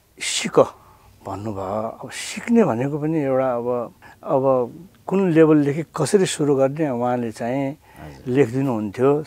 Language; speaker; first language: Nepali; non-native, local second language; Newari